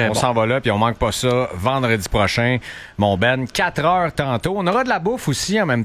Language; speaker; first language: French; native; French